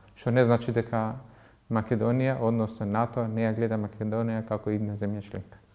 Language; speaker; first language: Macedonian; non-native, local second language; Albanian